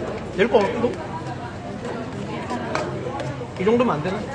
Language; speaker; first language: Korean; native; Korean